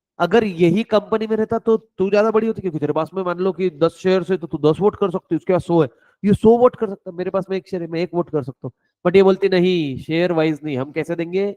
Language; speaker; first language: Hindi; native; Hindi